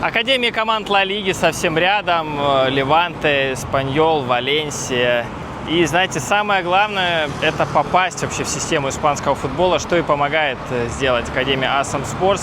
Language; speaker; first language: Russian; native; Russian